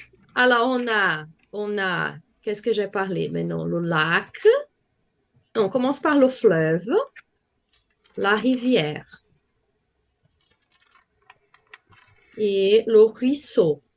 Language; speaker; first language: French; non-native, fluent; Portuguese